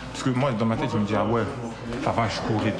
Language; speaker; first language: French; native; French